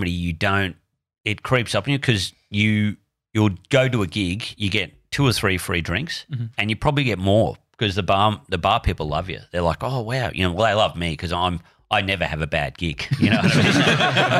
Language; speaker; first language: English; native; English